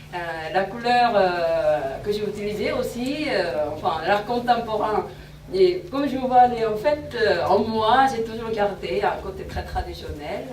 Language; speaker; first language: French; non-native, learner; Korean